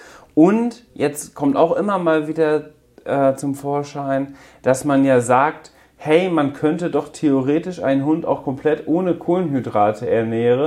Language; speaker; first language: German; native; German